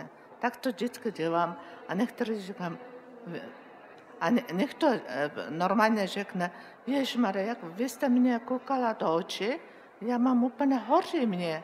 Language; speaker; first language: Czech; non-native, learner; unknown